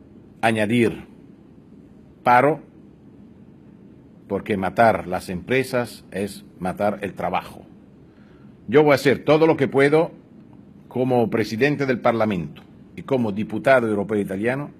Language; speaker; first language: Spanish; non-native, fluent; Italian